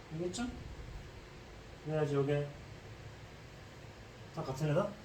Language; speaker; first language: Korean; native; Korean